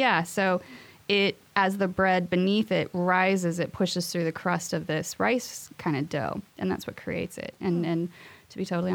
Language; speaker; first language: English; native; English